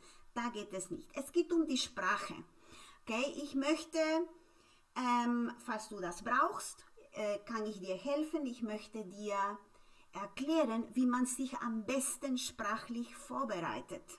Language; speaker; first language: German; non-native, fluent; Spanish